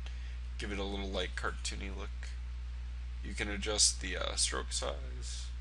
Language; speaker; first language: English; native; English